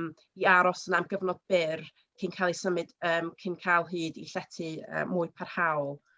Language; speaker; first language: Welsh; native; Welsh